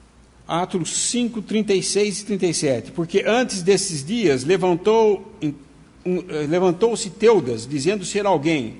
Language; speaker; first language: Portuguese; native; Portuguese